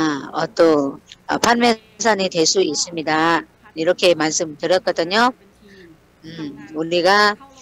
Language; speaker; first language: Korean; non-native, learner; Thai